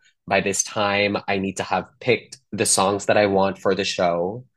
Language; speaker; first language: English; non-native, local second language; Filipino